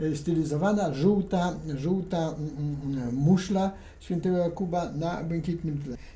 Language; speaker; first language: Polish; native; Polish